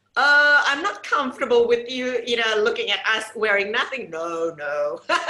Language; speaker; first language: English; non-native, fluent; Indonesian